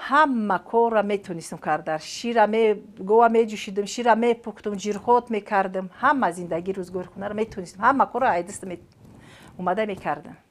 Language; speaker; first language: Tajik; non-native, fluent; Romanian